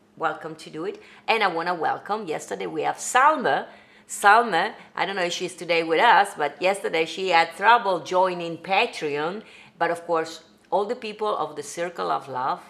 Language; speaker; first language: English; non-native, fluent; Italian